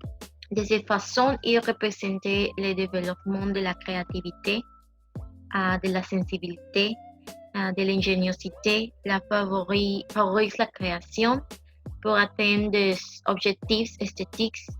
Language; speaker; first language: French; non-native, learner; Spanish